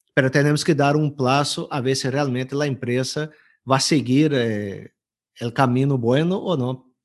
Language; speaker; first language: Spanish; non-native, fluent; Portuguese